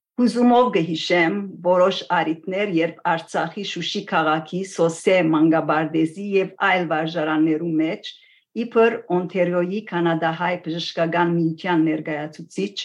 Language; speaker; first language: Armenian; native; Armenian